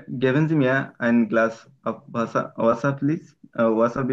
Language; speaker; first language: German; non-native, learner; Bangla